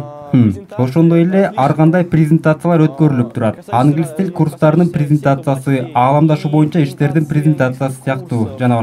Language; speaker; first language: Kyrgyz; native; Kyrgyz